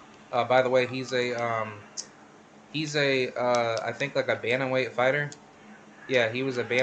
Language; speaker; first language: English; native; English